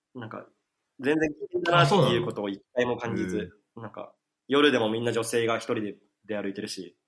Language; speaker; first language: Japanese; native; Japanese